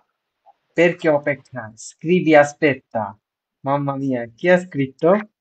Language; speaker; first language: Italian; non-native, fluent; Bangla